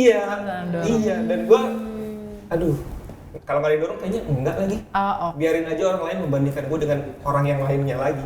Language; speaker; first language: Indonesian; native; Indonesian